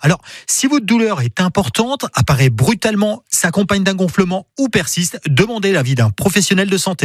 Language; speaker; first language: French; native; French